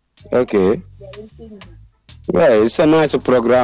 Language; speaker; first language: English; non-native, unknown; Wolof